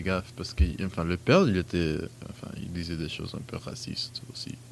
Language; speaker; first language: French; non-native, fluent; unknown